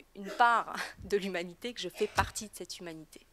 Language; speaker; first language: French; native; French